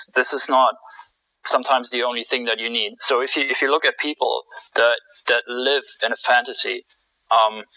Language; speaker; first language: English; non-native, fluent; German